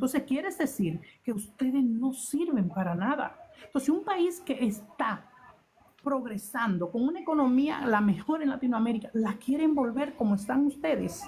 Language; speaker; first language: Spanish; native; Spanish